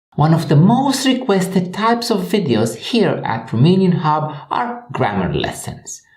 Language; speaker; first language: English; non-native, fluent; Romanian